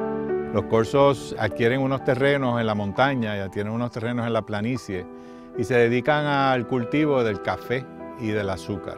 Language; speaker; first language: Spanish; native; Spanish